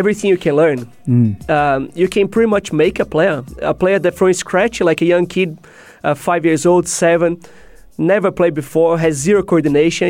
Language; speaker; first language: English; non-native, fluent; Portuguese